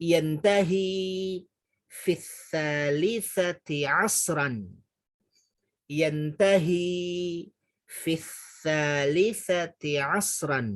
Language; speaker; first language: Arabic; non-native, fluent; Indonesian